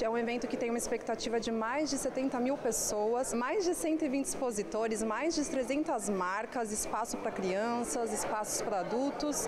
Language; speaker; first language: Portuguese; native; Portuguese